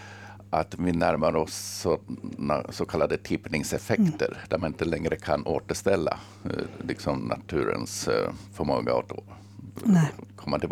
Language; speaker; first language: Swedish; native; Swedish